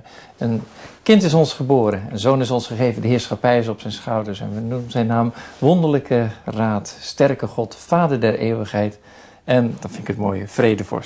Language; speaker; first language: Dutch; native; Dutch